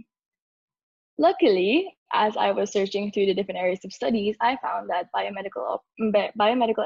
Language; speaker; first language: English; non-native, local second language; Filipino